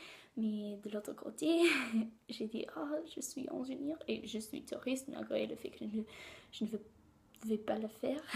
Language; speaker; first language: French; non-native, learner; English